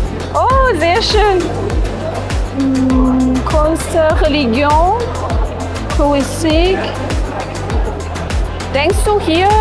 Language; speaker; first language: German; non-native, learner; Chinese